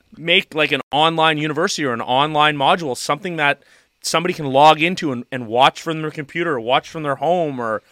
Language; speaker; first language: English; native; English